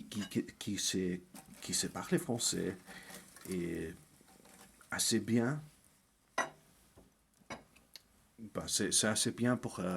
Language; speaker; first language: French; early bilingual, heritage; English